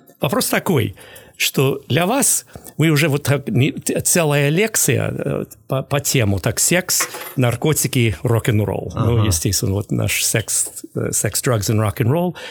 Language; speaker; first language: Russian; non-native, fluent; English